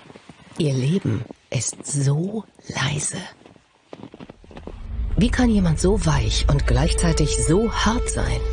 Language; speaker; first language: German; native; German